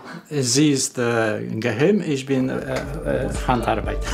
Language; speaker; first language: German; non-native, learner; Polish